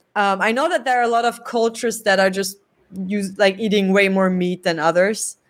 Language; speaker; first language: English; non-native, fluent; German